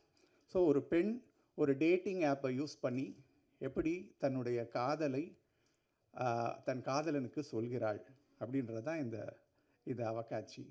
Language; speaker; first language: Tamil; native; Tamil